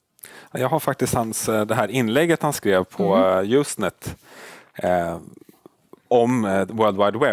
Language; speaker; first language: Swedish; native; Swedish